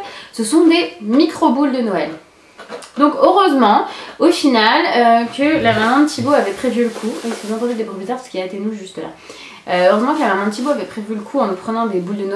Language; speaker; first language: French; native; French